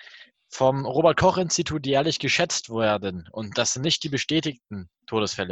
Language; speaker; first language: German; native; German